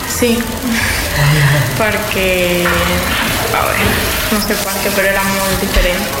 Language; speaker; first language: Catalan; non-native, learner; Spanish